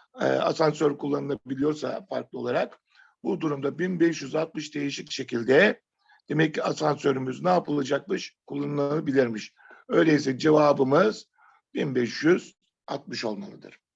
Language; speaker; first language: Turkish; native; Turkish